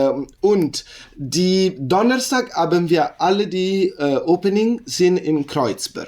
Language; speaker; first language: German; non-native, learner; Italian